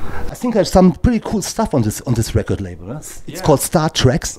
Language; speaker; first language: English; non-native, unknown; German